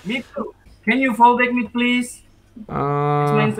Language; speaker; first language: English; non-native, learner; Indonesian